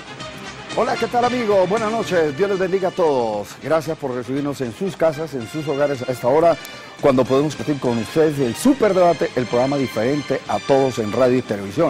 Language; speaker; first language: Spanish; native; Spanish